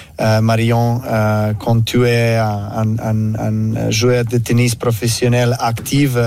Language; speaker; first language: French; non-native, learner; Serbian